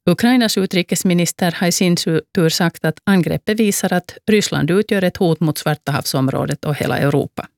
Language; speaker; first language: Swedish; native; Swedish